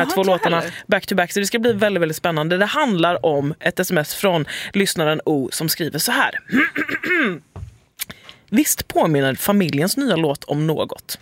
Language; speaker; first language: Swedish; native; Swedish